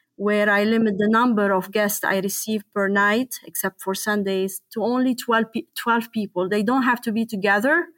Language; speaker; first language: English; non-native, fluent; Arabic